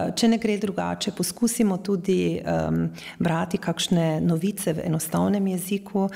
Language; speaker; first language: Slovenian; native; Slovenian